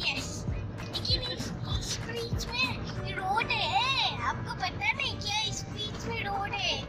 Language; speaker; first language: Hindi; native; Hindi